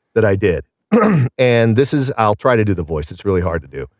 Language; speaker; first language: English; native; English